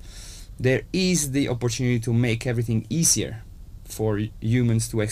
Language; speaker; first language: English; non-native, fluent; Italian